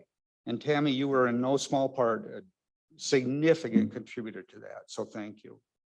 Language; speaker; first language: English; native; English